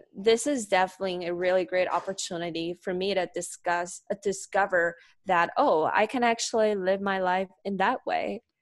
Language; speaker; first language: English; non-native, fluent; Chinese